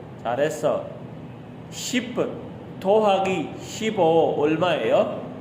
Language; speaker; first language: Korean; non-native, fluent; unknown